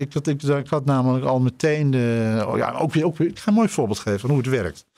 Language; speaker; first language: Dutch; native; Dutch